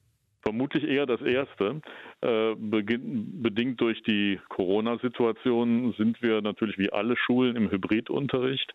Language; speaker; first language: German; native; German